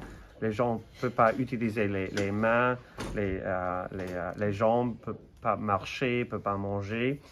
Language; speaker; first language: French; non-native, fluent; English